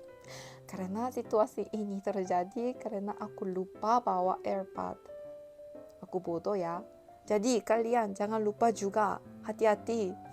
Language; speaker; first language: Indonesian; non-native, learner; Korean